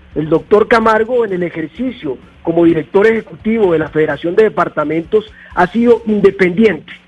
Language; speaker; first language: Spanish; native; Spanish